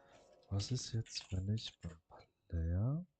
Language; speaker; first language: German; native; German